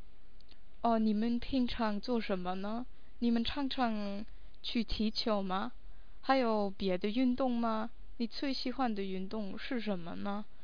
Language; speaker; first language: Chinese; non-native, fluent; English